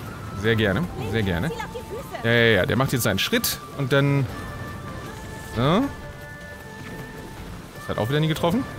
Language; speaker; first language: German; native; German